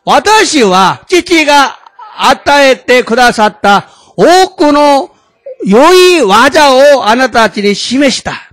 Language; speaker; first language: Japanese; non-native, fluent; Korean